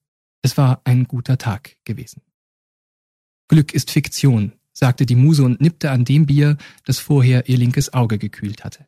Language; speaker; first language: German; native; German